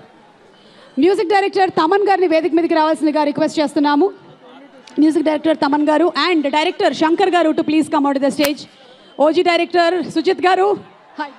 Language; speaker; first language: Telugu; native; Telugu